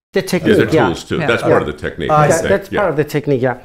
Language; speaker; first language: English; non-native, fluent; German